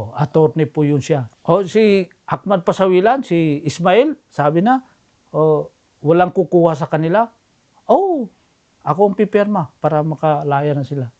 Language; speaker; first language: Filipino; non-native, local second language; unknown